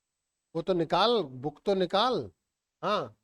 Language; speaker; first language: Hindi; native; Hindi